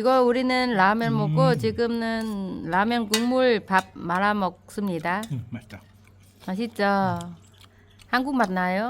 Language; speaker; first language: Korean; non-native, learner; Vietnamese